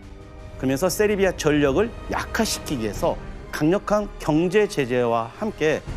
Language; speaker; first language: Korean; native; Korean